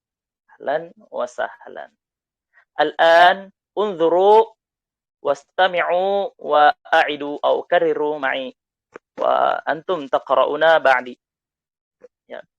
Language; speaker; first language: Arabic; non-native, fluent; Indonesian